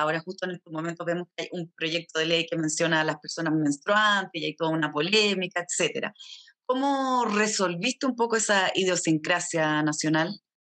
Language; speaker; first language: Spanish; native; Spanish